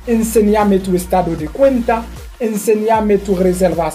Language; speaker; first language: Spanish; non-native, learner; Haitian Creole